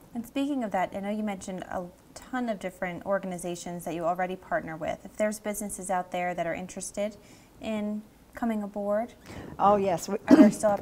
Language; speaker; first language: English; native; English